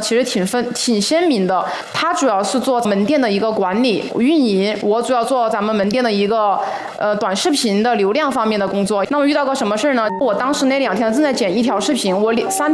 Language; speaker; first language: Chinese; native; Chinese